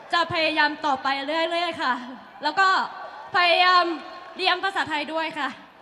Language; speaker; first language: Thai; non-native, learner; Japanese